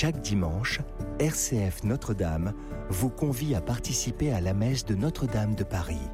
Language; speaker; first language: French; native; French